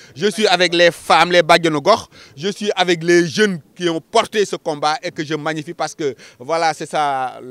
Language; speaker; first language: French; non-native, local second language; Wolof